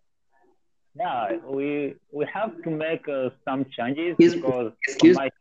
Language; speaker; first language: English; non-native, learner; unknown